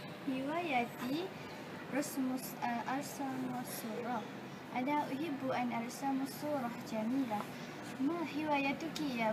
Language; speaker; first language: Arabic; non-native, learner; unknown